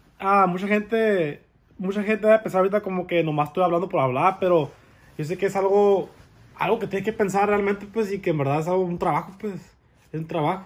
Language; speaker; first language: Spanish; early bilingual, heritage; Spanish